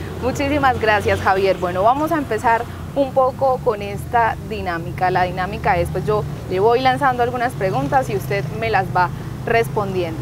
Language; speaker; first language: Spanish; native; Spanish